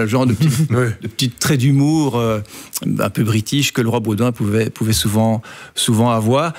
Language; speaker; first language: French; native; French